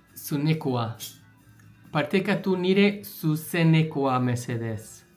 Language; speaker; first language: Basque; non-native, learner; English